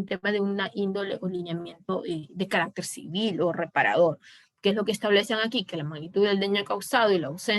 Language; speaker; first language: Spanish; native; Spanish